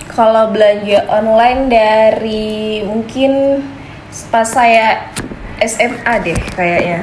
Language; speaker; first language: Indonesian; native; Indonesian